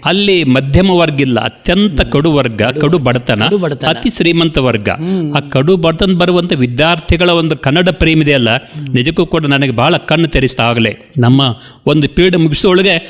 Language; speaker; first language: Kannada; native; Kannada